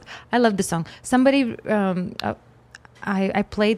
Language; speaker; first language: English; non-native, fluent; Russian